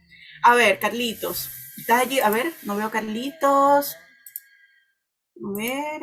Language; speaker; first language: Spanish; native; Spanish